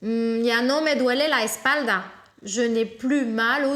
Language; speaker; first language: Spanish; non-native, fluent; French